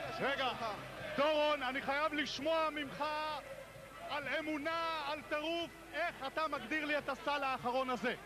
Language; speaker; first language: Hebrew; native; Hebrew